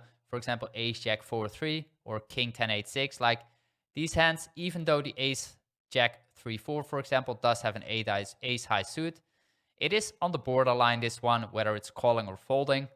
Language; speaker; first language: English; non-native, fluent; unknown